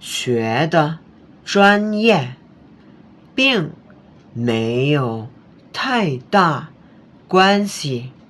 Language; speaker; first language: Chinese; non-native, fluent; Indonesian